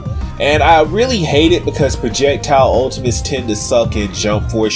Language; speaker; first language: English; native; English